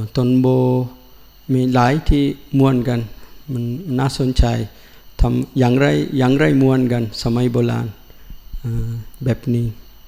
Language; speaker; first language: Thai; non-native, learner; Sinhala